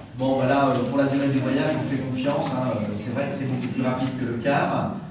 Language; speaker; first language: French; native; French